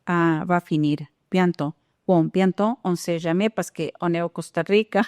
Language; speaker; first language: French; non-native, fluent; Spanish